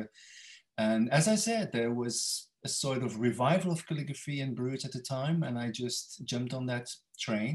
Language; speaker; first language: English; non-native, fluent; Dutch